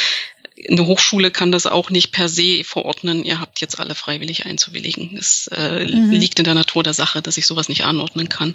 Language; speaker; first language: German; native; German